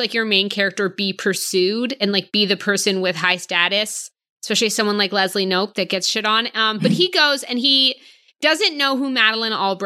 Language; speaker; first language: English; native; English